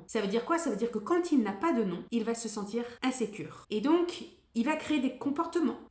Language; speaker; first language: French; native; French